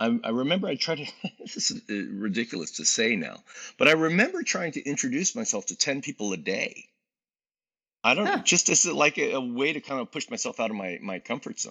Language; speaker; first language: English; native; English